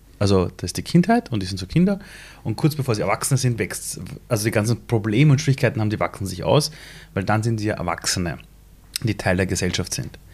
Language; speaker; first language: German; early bilingual, other home language; Persian